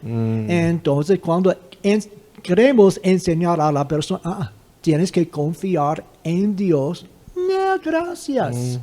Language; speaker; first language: Spanish; non-native, fluent; English